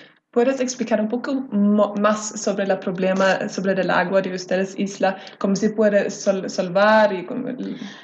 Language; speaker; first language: Spanish; non-native, learner; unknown